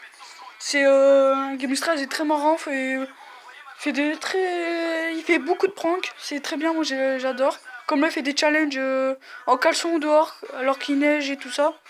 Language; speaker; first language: French; native; French